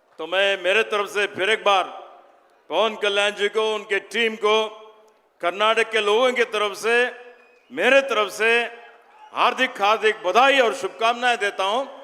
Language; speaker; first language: Hindi; non-native, local second language; Kannada